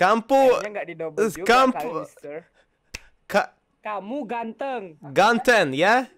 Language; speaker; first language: Indonesian; non-native, learner; Russian